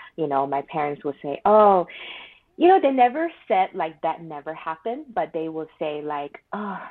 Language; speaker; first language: English; non-native, local second language; Chinese